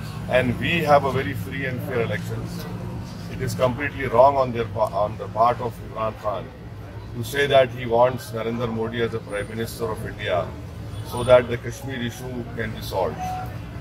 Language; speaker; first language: English; non-native, local second language; Urdu